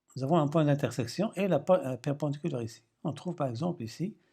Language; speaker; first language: French; non-native, local second language; Arabic